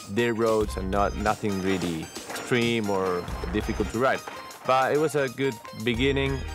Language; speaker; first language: English; non-native, fluent; Spanish